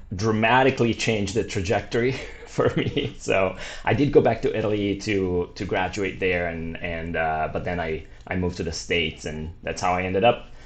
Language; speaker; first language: English; non-native, fluent; Italian